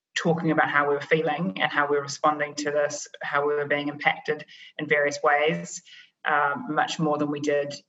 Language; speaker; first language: English; native; English